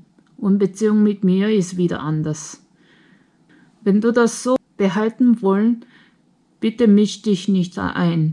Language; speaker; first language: German; non-native, fluent; Korean